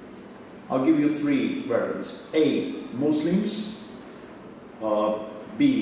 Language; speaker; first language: English; non-native, fluent; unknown